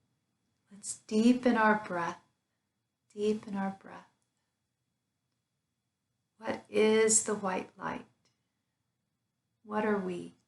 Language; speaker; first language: English; native; English